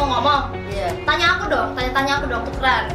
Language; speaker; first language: Indonesian; native; Indonesian